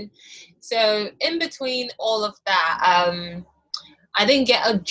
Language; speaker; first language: English; non-native, local second language; Igbo